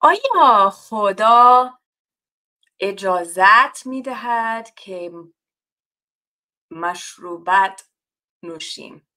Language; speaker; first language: Persian; non-native, fluent; English